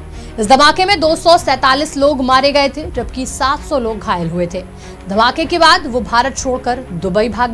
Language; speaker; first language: Hindi; native; Hindi